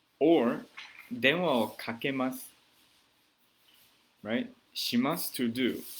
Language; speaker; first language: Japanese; non-native, fluent; English